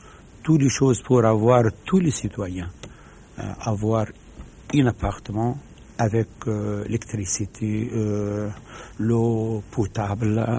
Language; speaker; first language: French; non-native, learner; Arabic